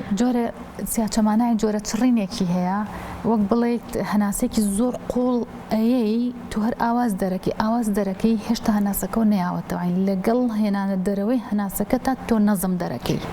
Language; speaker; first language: Central Kurdish; non-native, local second language; Gurani